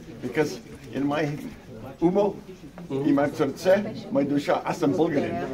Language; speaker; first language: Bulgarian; early bilingual, heritage; Bulgarian